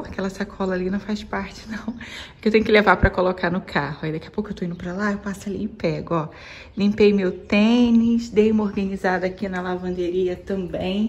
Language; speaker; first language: Portuguese; native; Portuguese